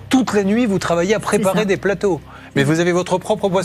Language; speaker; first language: French; native; French